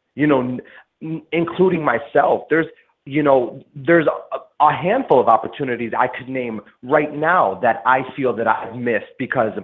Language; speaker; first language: English; native; English